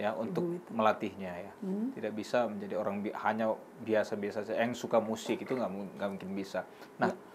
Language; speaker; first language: Indonesian; native; Indonesian